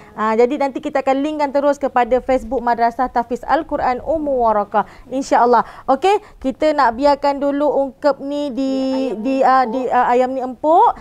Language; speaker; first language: Malay; native; Malay